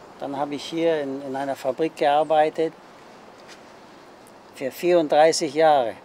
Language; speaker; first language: German; early bilingual, heritage; German